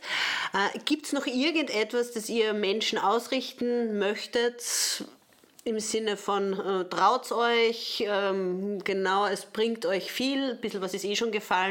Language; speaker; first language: German; native; German